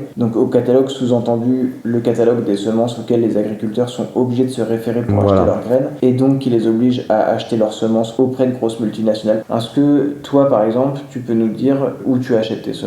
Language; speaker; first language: French; native; French